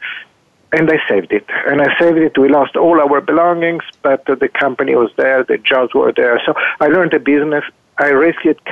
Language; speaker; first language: English; non-native, fluent; Italian